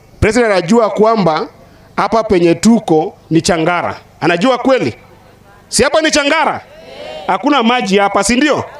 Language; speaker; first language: Swahili; non-native, local second language; Luo (Kenya and Tanzania)